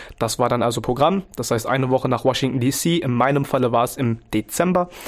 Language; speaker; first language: German; early bilingual, other home language; Vietnamese